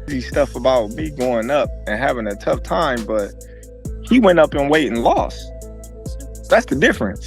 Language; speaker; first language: English; native; English